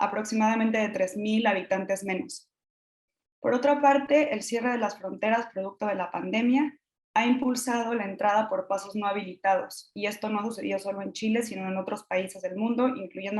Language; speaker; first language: Spanish; native; Spanish